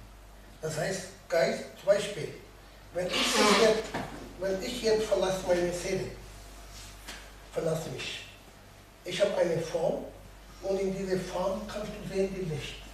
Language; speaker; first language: German; non-native, learner; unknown